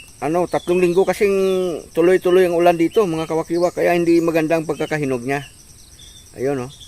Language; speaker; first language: Filipino; non-native, local second language; Hiligaynon